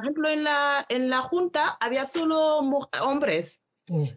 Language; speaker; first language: Spanish; non-native, learner; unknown